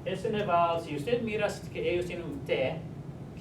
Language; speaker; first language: Spanish; non-native, learner; English